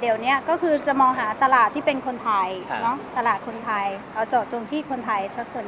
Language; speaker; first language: Thai; native; Thai